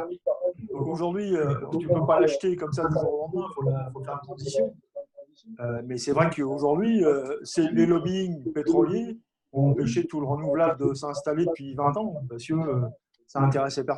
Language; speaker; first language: French; native; French